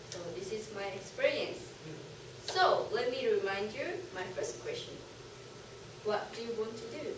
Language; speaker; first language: English; non-native, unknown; Japanese